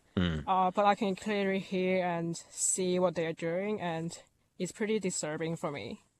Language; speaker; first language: English; non-native, fluent; Chinese